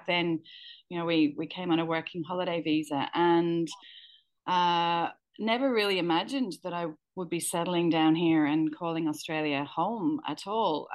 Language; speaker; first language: English; native; English